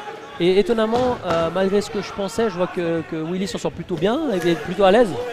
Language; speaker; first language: French; native; French